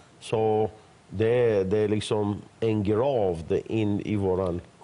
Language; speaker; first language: Swedish; non-native, fluent; Persian